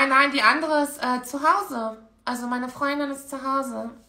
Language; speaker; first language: German; native; German